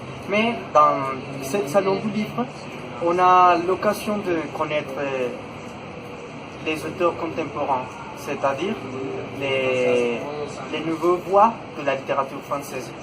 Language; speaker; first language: French; non-native, fluent; Spanish